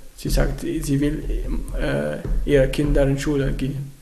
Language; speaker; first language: German; non-native, learner; Arabic